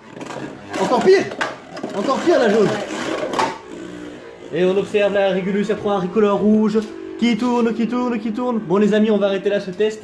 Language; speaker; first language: French; native; French